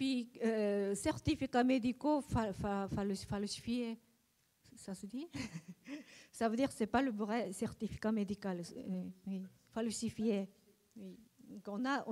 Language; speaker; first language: French; non-native, learner; Japanese